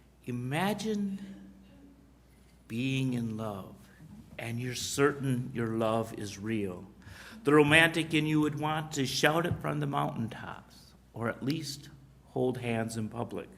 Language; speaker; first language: English; native; English